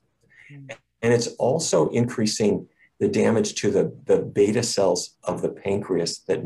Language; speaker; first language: English; native; English